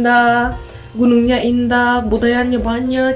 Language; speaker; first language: Indonesian; non-native, fluent; Turkish